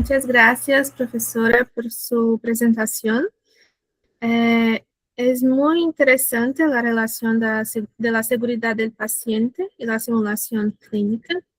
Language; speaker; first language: Spanish; non-native, fluent; Portuguese